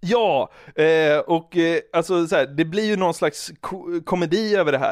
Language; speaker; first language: Swedish; native; Swedish